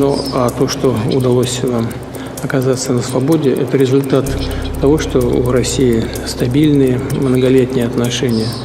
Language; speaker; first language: Russian; native; Russian